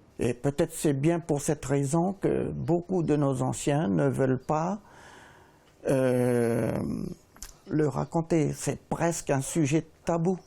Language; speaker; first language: French; native; French